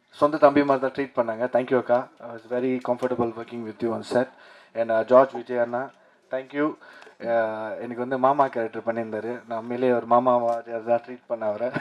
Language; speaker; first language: Tamil; early bilingual, heritage; Tamil